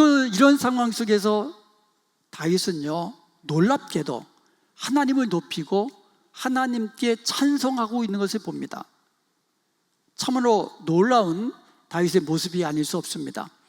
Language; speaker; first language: Korean; native; Korean